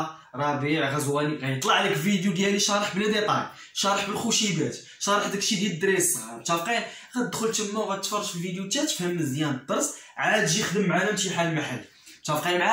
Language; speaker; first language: Arabic; native; Arabic